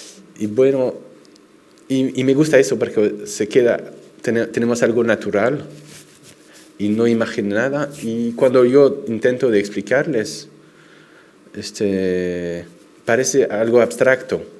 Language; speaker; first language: Spanish; non-native, fluent; French